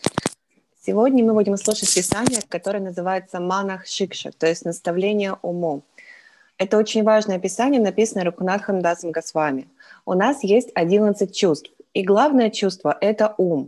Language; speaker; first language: Russian; native; Russian